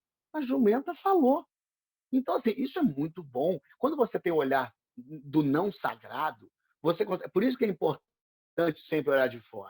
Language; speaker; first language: Portuguese; native; Portuguese